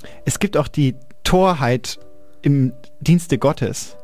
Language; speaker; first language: German; native; German